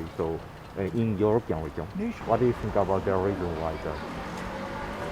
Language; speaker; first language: English; non-native, fluent; Japanese